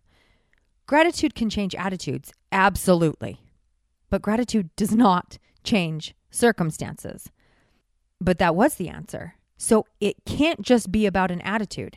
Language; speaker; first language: English; native; English